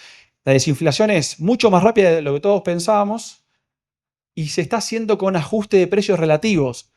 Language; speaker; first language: Spanish; native; Spanish